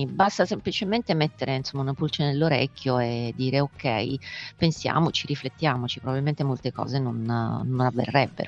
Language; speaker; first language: Italian; native; Italian